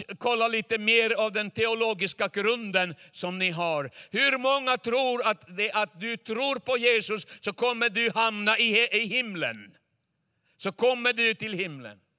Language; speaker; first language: Swedish; non-native, fluent; Chinese